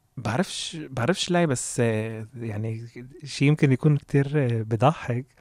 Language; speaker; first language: Arabic; native; Arabic